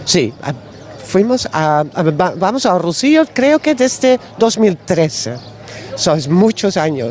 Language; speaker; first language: Spanish; non-native, learner; Dutch